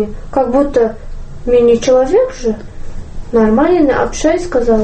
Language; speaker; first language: Russian; non-native, learner; Kyrgyz